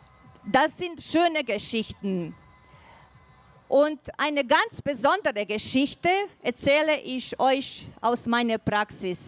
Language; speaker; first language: German; non-native, fluent; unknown